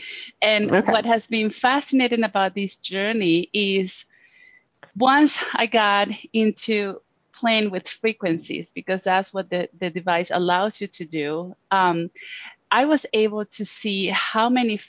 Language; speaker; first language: English; non-native, fluent; Spanish